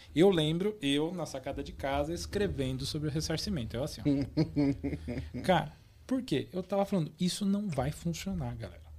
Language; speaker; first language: Portuguese; native; Portuguese